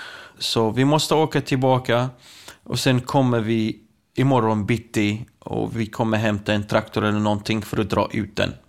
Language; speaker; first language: Swedish; non-native, fluent; Kurdish